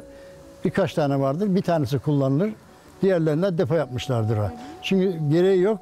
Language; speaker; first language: Turkish; native; Turkish